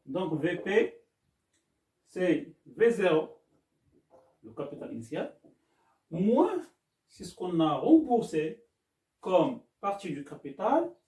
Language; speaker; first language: French; non-native, local second language; Arabic